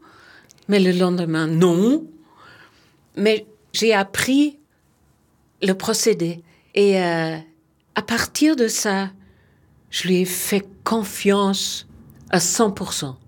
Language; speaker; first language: French; non-native, fluent; German